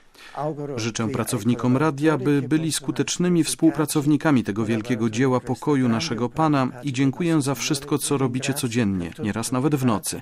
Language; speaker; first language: Polish; non-native, learner; German